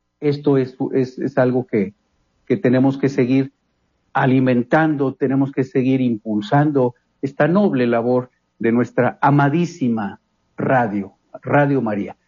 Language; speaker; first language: Spanish; native; Spanish